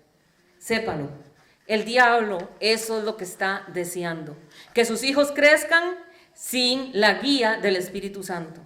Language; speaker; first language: Spanish; native; Spanish